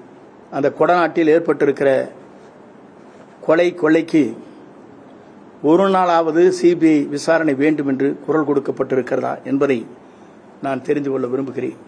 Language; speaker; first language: Tamil; native; Tamil